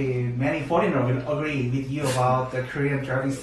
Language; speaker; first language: English; non-native, learner; Korean